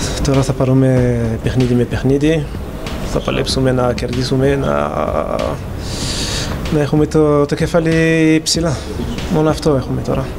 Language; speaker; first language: Greek; non-native, learner; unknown